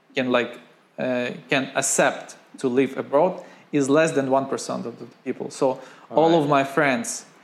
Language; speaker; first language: English; non-native, fluent; Ukrainian